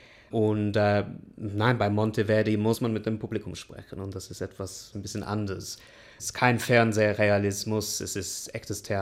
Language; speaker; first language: German; non-native, fluent; English